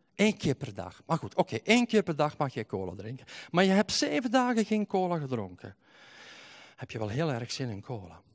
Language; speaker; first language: Dutch; native; Dutch